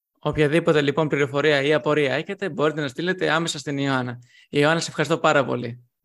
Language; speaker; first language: Greek; native; Greek